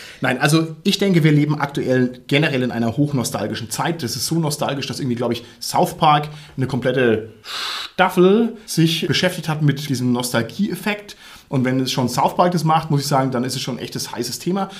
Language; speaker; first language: German; native; German